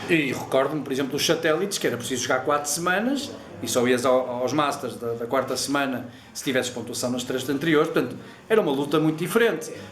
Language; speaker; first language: Portuguese; native; Portuguese